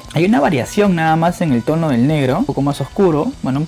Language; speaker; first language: Spanish; native; Spanish